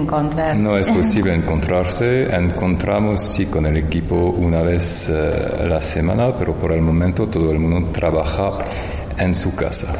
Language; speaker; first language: Spanish; non-native, fluent; French